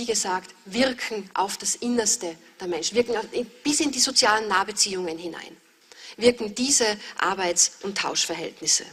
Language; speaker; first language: German; native; German